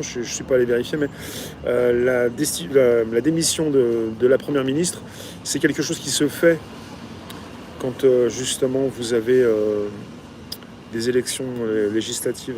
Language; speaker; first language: French; native; French